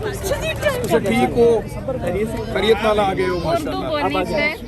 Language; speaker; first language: Hindi; non-native, local second language; Punjabi